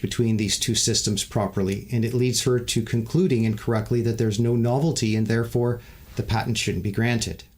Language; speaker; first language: English; native; English